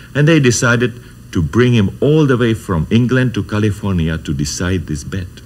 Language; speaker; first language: English; non-native, fluent; Czech